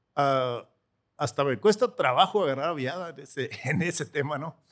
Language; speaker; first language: Spanish; native; Spanish